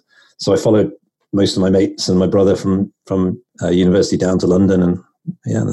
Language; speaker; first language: English; native; English